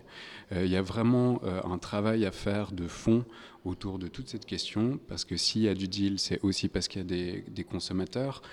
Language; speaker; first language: French; native; French